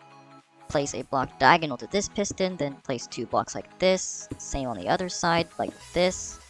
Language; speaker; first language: English; native; English